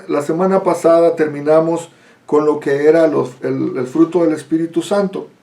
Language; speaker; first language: Spanish; native; Spanish